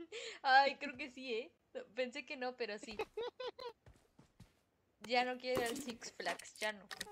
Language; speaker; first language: Spanish; native; Spanish